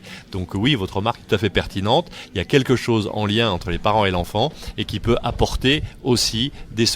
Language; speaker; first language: French; native; French